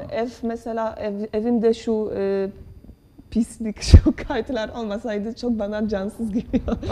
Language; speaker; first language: Turkish; non-native, fluent; Polish